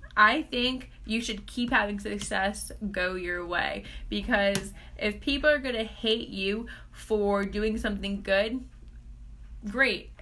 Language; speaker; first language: English; native; English